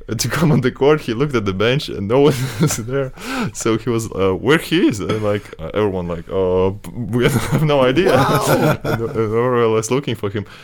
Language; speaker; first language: English; non-native, fluent; Latvian